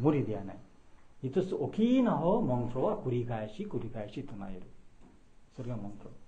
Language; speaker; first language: Japanese; non-native, fluent; Bangla